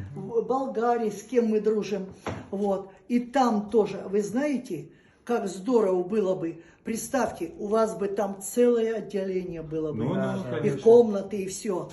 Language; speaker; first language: Russian; native; Russian